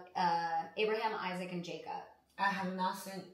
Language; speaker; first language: English; native; English